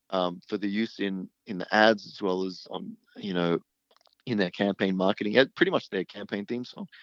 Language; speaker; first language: English; early bilingual, other home language; Hindi